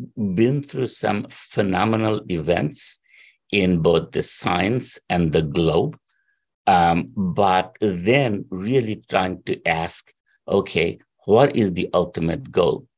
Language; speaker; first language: English; non-native, local second language; Bangla